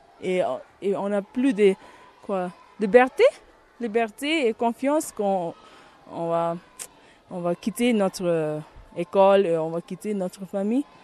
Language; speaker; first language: French; non-native, learner; Tibetan